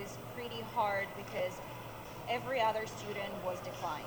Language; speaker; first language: English; non-native, fluent; Ukrainian